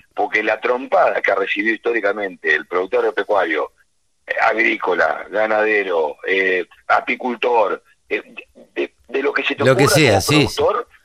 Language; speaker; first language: Spanish; native; Spanish